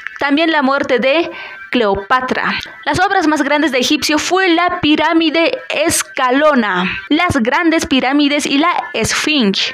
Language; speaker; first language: Spanish; native; Spanish